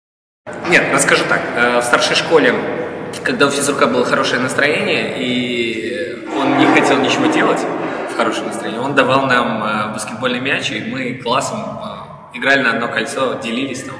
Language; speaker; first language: Russian; native; Russian